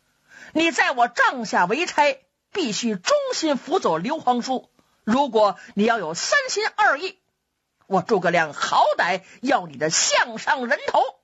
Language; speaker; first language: Chinese; native; Chinese